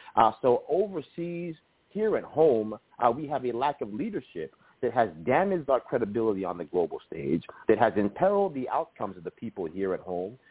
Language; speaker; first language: English; native; English